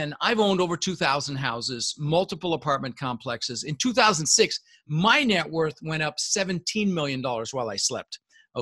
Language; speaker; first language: English; early bilingual, other home language; Dutch